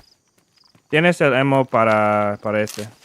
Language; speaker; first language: Spanish; non-native, learner; English